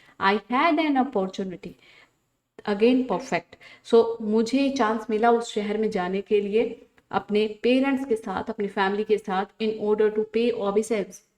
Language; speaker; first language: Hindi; non-native, local second language; Punjabi